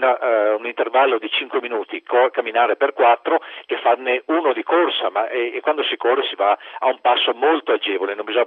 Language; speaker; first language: Italian; native; Italian